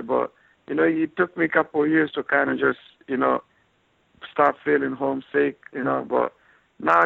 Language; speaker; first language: English; non-native, fluent; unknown